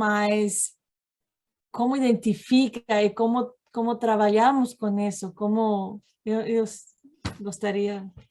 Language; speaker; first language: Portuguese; non-native, learner; Spanish